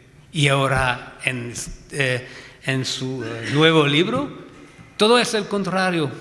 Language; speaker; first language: Spanish; non-native, fluent; French